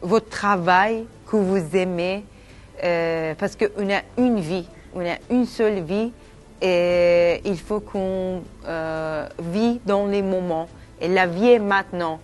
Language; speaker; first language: French; non-native, fluent; Persian